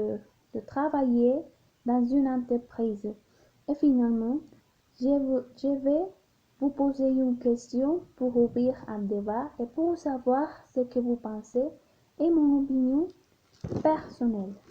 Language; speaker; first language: French; non-native, learner; Spanish